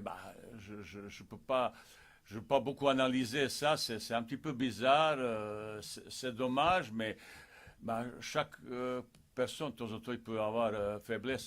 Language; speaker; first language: French; non-native, fluent; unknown